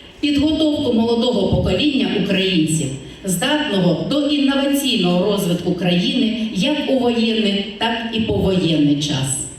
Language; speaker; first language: Ukrainian; native; Ukrainian